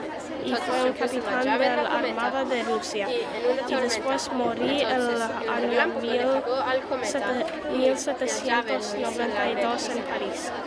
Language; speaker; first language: Spanish; non-native, learner; English